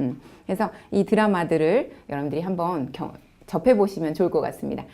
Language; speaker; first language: Korean; native; Korean